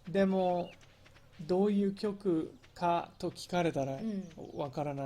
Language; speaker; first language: Japanese; non-native, fluent; English